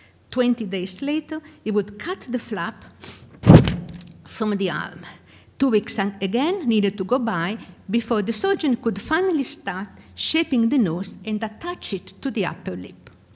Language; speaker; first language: English; non-native, fluent; Italian